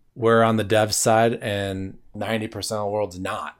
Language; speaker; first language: English; native; English